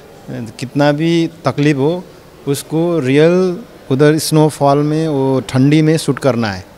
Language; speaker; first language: Hindi; non-native, learner; Nepali